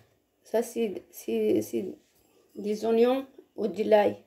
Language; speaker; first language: French; non-native, learner; Arabic